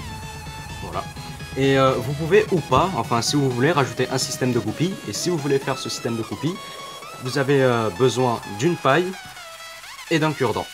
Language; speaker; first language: French; native; French